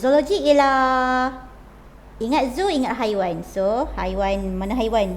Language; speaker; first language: Malay; native; Malay